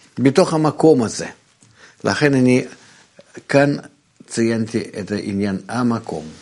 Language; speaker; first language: Hebrew; non-native, fluent; Russian